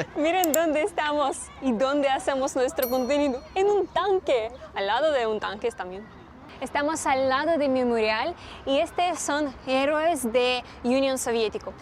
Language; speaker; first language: Spanish; non-native, learner; Russian